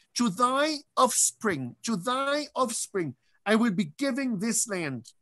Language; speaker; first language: English; non-native, fluent; Hebrew